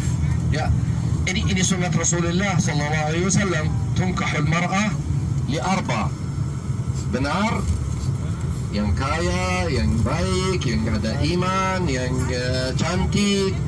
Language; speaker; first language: Indonesian; non-native, learner; Arabic